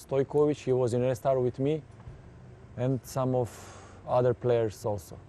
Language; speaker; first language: English; non-native, fluent; Serbian